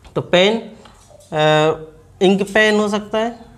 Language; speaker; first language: Hindi; native; Hindi